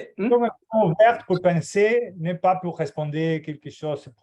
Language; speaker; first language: French; non-native, fluent; Portuguese